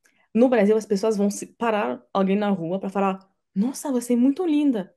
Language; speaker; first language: Portuguese; non-native, fluent; French